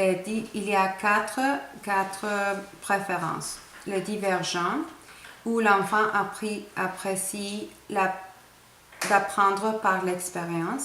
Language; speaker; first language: French; non-native, fluent; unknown